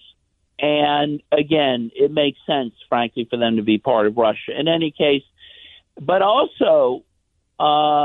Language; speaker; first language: English; native; English